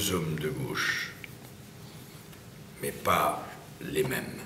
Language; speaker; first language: French; native; French